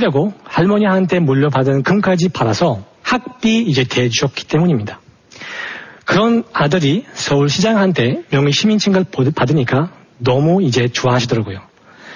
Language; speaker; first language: Korean; non-native, fluent; Tajik